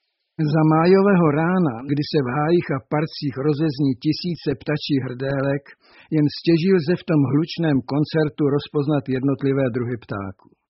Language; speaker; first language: Czech; native; Czech